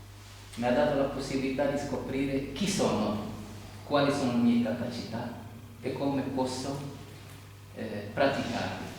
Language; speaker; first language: Italian; non-native, fluent; Arabic